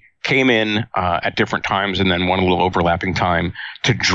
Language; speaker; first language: English; native; English